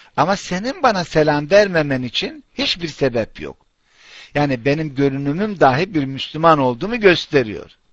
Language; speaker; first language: Turkish; non-native, fluent; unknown